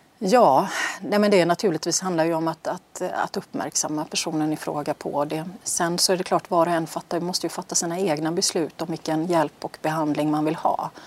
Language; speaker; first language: Swedish; native; Swedish